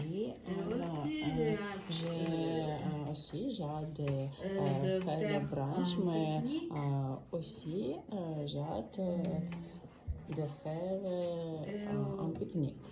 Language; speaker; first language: French; non-native, learner; Vietnamese